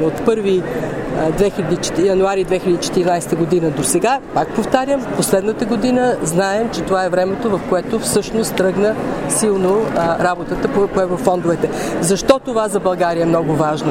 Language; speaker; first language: Bulgarian; native; Bulgarian